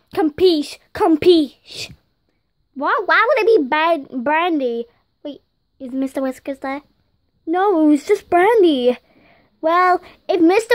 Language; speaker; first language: English; native; English